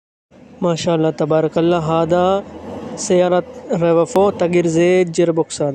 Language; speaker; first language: Arabic; non-native, learner; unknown